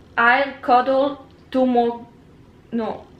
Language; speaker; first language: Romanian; non-native, learner; Dutch